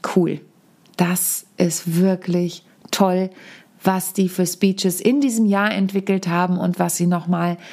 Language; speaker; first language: German; native; German